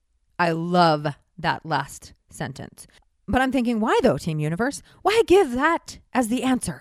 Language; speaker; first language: English; native; English